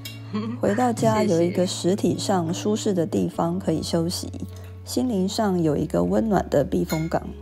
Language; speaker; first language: Chinese; native; Chinese